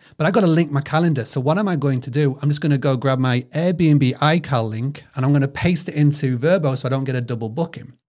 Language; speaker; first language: English; native; English